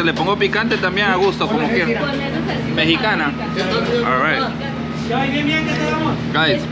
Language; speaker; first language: Spanish; non-native, learner; English